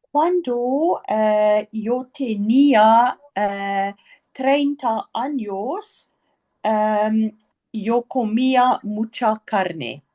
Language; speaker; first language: Spanish; non-native, learner; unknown